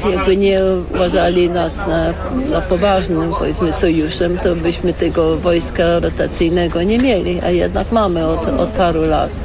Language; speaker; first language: Polish; early bilingual, heritage; Polish